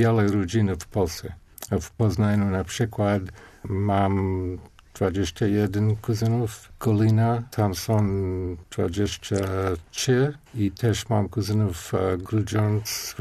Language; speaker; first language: Polish; non-native, learner; English